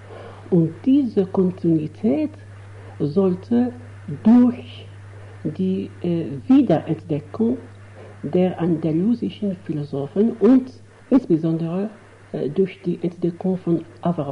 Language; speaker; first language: German; non-native, fluent; Arabic